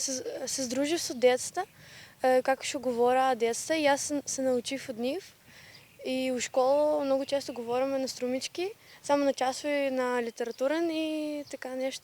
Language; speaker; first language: Macedonian; early bilingual, other home language; Ukrainian